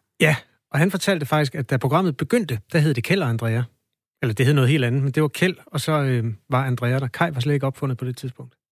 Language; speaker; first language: Danish; native; Danish